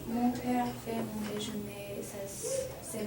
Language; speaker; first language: French; non-native, learner; English